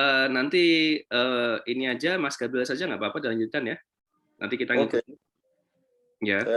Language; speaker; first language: Indonesian; native; Indonesian